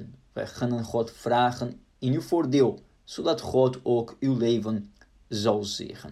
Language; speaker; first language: Dutch; non-native, fluent; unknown